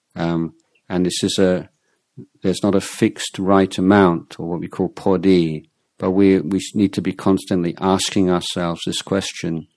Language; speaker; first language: English; native; English